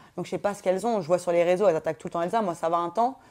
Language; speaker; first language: French; native; French